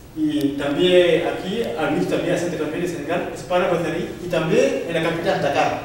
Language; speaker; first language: Catalan; non-native, learner; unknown